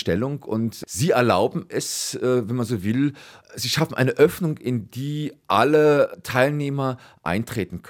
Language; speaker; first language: German; native; German